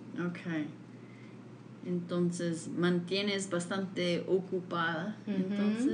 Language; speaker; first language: Spanish; non-native, fluent; English